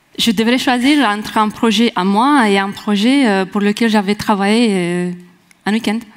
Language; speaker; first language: French; non-native, fluent; Romanian